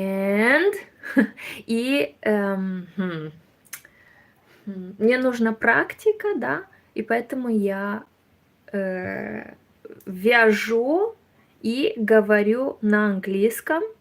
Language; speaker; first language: Russian; non-native, learner; Romanian